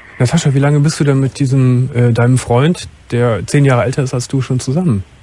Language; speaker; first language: German; native; German